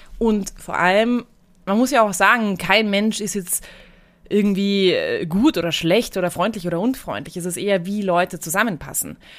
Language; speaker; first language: German; native; German